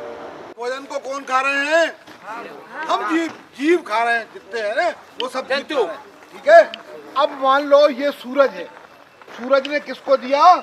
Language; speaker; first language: Hindi; native; Hindi